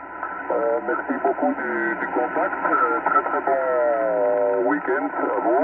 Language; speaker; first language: French; non-native, fluent; Greek